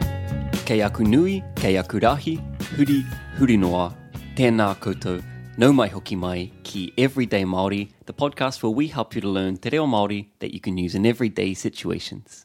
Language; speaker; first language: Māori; non-native, learner; English